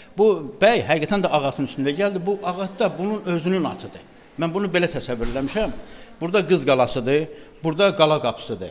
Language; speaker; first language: Azerbaijani; native; Azerbaijani